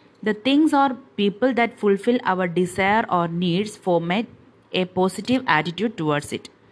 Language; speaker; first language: English; non-native, local second language; Malayalam